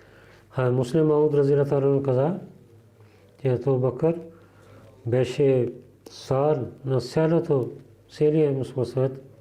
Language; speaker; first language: Bulgarian; non-native, learner; Urdu